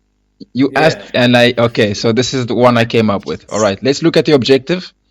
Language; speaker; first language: English; non-native, fluent; Lingala